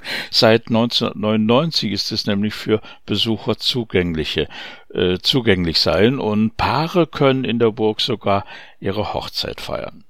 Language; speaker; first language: German; native; German